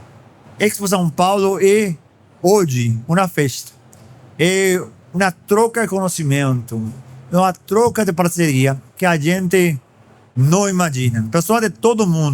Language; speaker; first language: Portuguese; non-native, fluent; Spanish